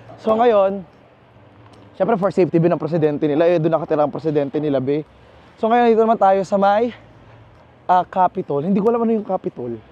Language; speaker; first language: Filipino; native; Filipino